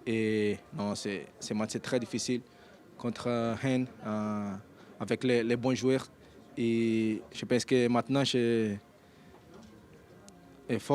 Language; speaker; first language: French; non-native, learner; Portuguese